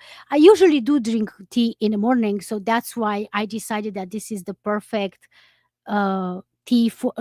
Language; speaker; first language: English; non-native, fluent; Romanian